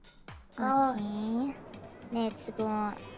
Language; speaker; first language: Japanese; non-native, learner; Indonesian